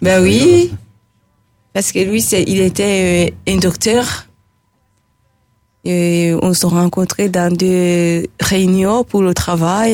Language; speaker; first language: French; non-native, local second language; Rundi